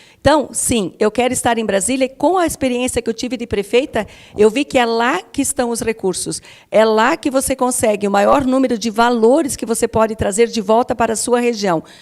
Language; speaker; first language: Portuguese; native; Portuguese